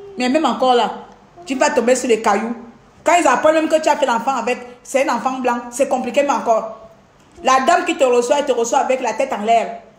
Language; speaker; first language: French; non-native, local second language; Fang